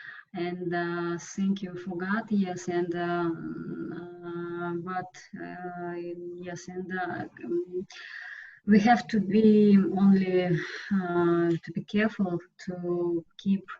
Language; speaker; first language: English; non-native, learner; Russian